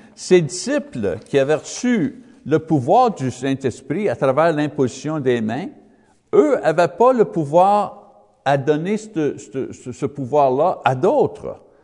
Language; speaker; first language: French; non-native, learner; English